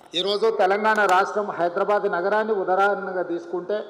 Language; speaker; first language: Telugu; native; Telugu